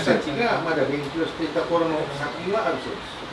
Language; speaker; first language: Japanese; non-native, fluent; Indonesian